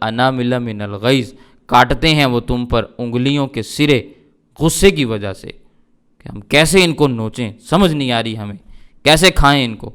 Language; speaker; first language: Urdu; native; Urdu